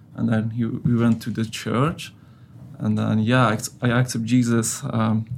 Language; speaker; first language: English; non-native, learner; Persian